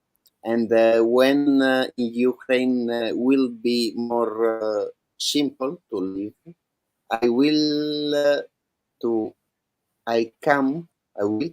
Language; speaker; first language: English; non-native, learner; Italian